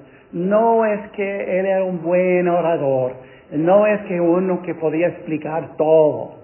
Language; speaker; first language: Spanish; non-native, fluent; English